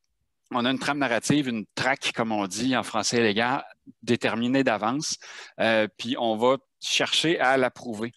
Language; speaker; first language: French; native; French